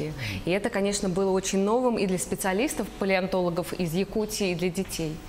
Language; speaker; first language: Russian; native; Russian